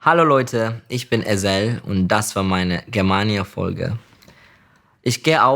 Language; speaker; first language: German; non-native, learner; Turkish